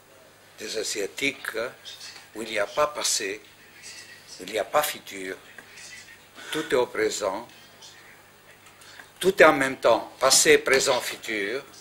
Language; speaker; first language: French; non-native, fluent; Greek